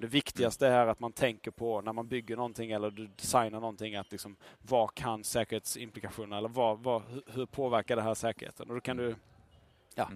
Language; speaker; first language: Swedish; native; Swedish